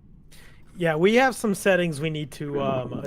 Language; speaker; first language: English; native; English